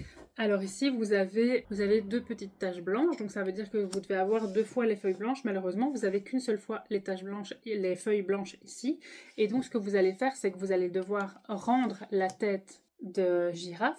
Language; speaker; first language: French; native; French